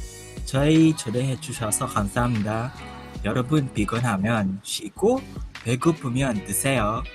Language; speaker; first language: Korean; non-native, learner; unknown